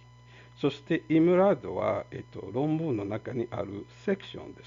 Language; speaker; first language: Japanese; non-native, fluent; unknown